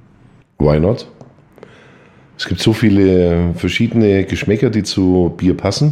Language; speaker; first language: German; native; German